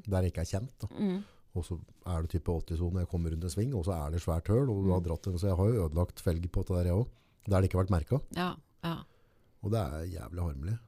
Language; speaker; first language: Norwegian; native; Norwegian